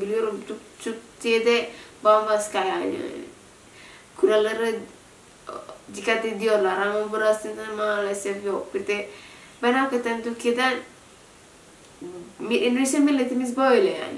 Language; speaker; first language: Turkish; non-native, learner; Indonesian